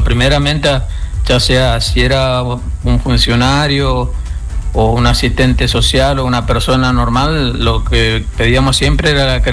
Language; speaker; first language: Spanish; native; Spanish